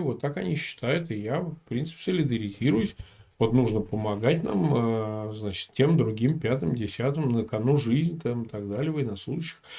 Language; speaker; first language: Russian; native; Russian